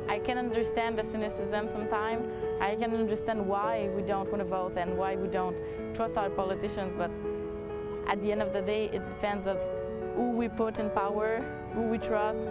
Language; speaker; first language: English; non-native, fluent; French